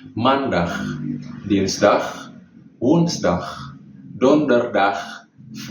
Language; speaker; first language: Dutch; non-native, fluent; Indonesian